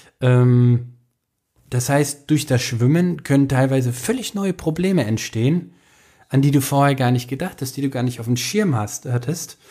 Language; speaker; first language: German; native; German